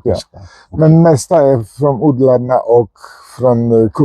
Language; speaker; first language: Swedish; non-native, fluent; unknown